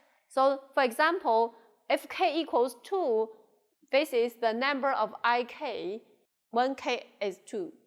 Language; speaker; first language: English; non-native, local second language; Chinese